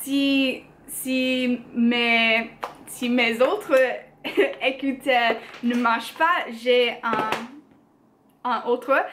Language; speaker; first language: French; non-native, learner; English